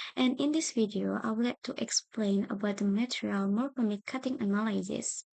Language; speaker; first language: English; non-native, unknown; Indonesian